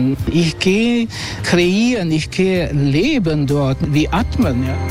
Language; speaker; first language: German; non-native, learner; Croatian